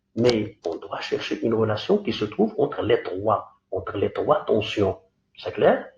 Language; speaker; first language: French; non-native, local second language; Arabic